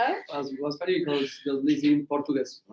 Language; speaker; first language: English; non-native, learner; Spanish